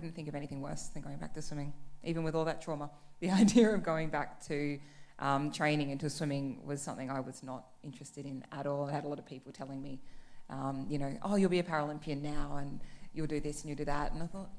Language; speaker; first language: English; native; English